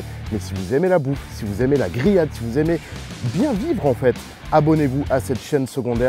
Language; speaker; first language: French; native; French